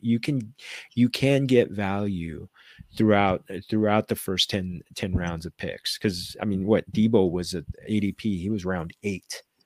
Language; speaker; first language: English; native; English